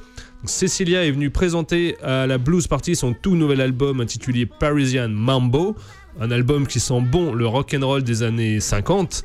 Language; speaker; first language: French; native; French